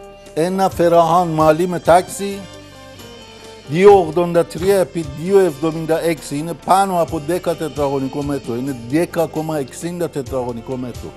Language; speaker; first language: Greek; non-native, learner; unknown